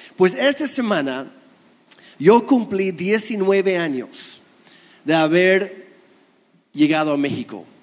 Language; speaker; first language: Spanish; non-native, fluent; English